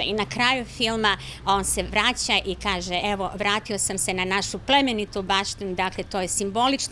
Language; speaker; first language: Bosnian; native; Bosnian